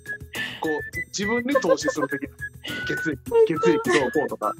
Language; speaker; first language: Japanese; native; Japanese